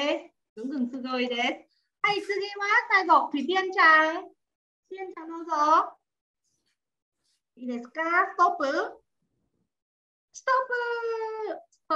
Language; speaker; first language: Japanese; non-native, fluent; Vietnamese